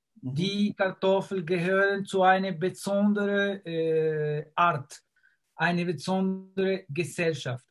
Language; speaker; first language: German; non-native, fluent; Spanish